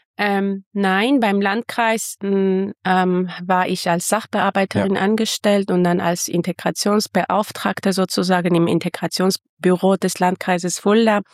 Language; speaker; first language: German; non-native, fluent; Armenian